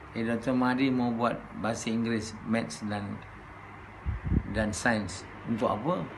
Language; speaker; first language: Malay; native; Malay